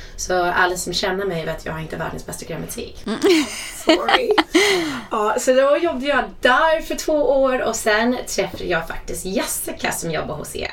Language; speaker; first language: Swedish; non-native, fluent; English